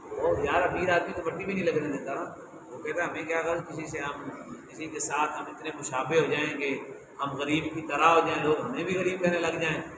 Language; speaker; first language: Urdu; non-native, local second language; Punjabi